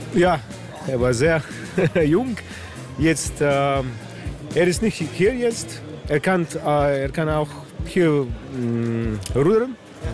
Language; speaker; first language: German; non-native, learner; Slovenian